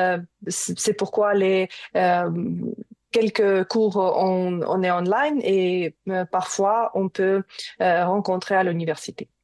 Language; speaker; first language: French; non-native, learner; Ukrainian